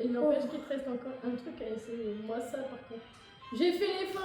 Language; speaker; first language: French; native; French